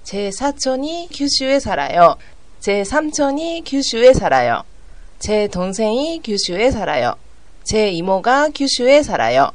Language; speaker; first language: Korean; non-native, fluent; Japanese